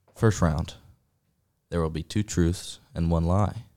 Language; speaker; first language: English; native; English